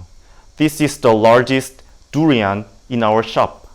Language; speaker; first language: English; non-native, learner; Indonesian